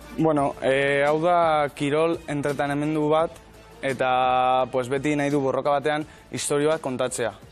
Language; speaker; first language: Basque; native; Basque